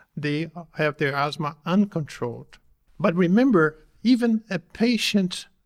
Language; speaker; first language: English; non-native, fluent; Portuguese